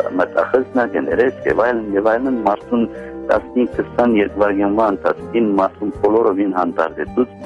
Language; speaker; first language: Armenian; early bilingual, heritage; Armenian